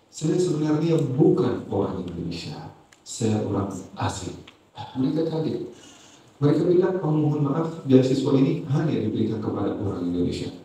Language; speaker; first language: Indonesian; non-native, fluent; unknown